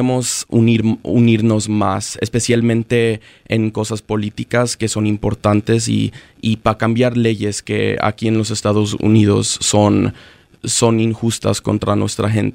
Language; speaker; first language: Spanish; early bilingual, other home language; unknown